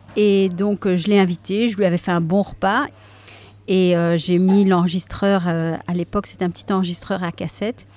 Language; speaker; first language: French; native; French